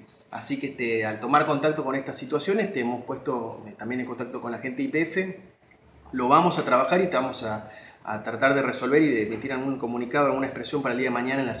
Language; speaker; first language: Spanish; native; Spanish